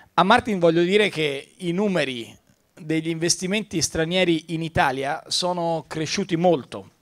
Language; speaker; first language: Italian; native; Italian